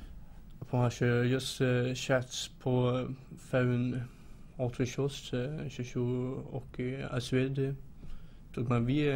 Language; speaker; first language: French; non-native, learner; Swedish